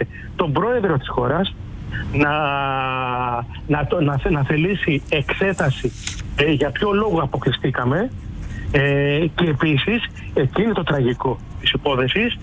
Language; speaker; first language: Greek; native; Greek